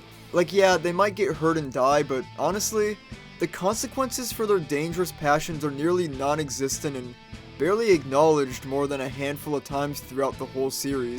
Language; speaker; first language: English; native; English